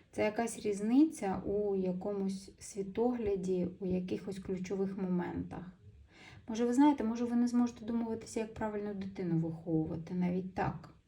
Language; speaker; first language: Ukrainian; non-native, local second language; Russian